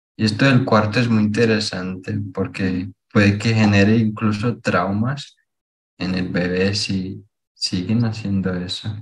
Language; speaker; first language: Spanish; non-native, fluent; Portuguese